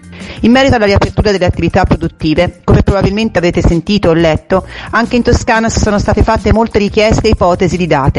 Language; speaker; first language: Italian; native; Italian